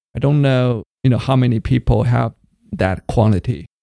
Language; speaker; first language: English; non-native, fluent; Chinese